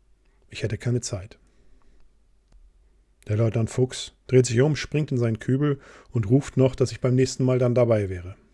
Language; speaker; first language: German; native; German